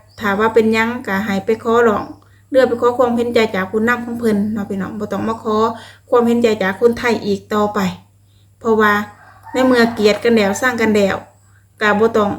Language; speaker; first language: Thai; non-native, local second language; Lao